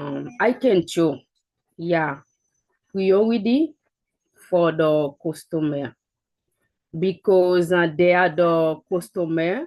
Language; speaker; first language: English; non-native, learner; Haitian Creole